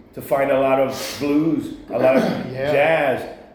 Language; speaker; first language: English; native; English